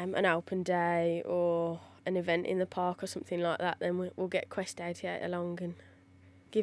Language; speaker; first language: English; native; English